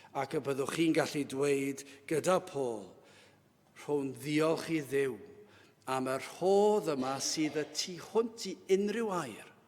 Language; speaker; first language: Welsh; native; Welsh